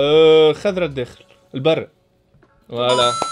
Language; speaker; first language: Arabic; native; Arabic